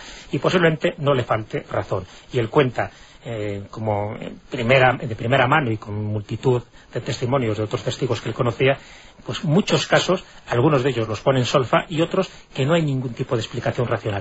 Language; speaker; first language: Spanish; native; Spanish